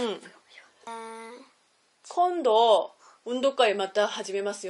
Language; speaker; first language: Japanese; early bilingual, other home language; Korean